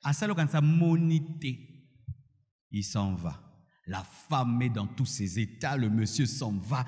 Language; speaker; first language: French; non-native, local second language; Lingala